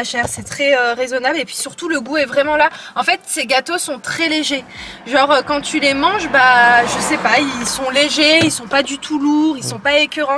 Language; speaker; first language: French; native; French